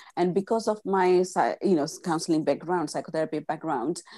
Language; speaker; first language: English; non-native, local second language; Gujarati